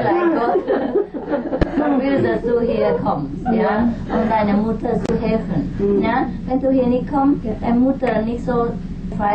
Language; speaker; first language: German; non-native, learner; Vietnamese